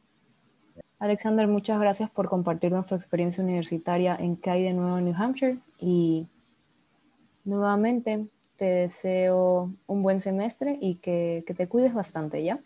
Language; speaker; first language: Spanish; native; Spanish